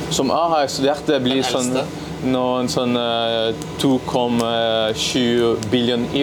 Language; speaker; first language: Norwegian; non-native, learner; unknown